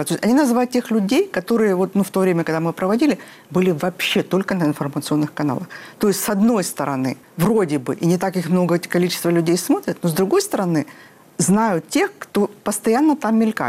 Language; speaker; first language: Russian; native; Russian